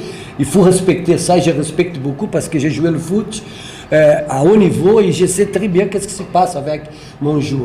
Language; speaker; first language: French; non-native, learner; Portuguese